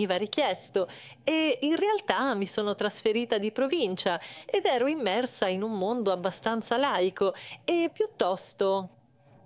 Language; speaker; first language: Italian; non-native, fluent; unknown